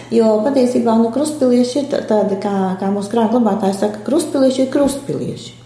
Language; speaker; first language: Latvian; native; Latvian